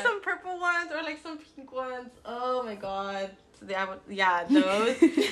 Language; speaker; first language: English; early bilingual, other home language; Spanish